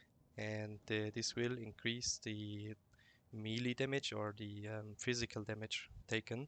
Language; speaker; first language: English; non-native, fluent; German